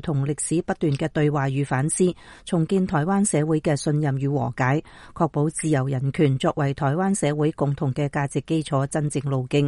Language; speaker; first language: Chinese; native; Chinese